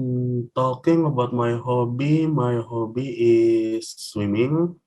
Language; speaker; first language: English; non-native, learner; Indonesian